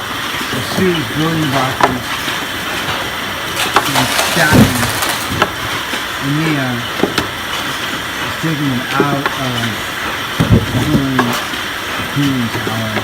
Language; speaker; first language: English; native; English